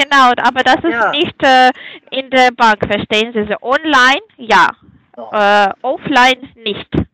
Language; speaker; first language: German; non-native, fluent; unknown